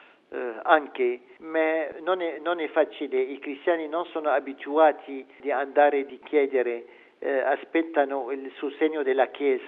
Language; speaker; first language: Italian; non-native, fluent; Arabic